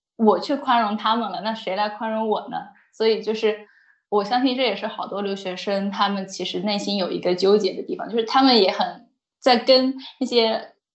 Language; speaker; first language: Chinese; native; Chinese